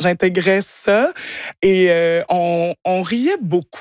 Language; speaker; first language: French; native; French